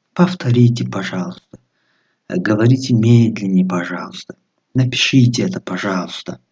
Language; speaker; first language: Russian; non-native, local second language; Tajik